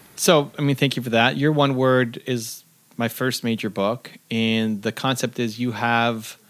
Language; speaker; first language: English; native; English